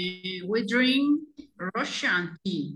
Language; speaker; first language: English; non-native, learner; Spanish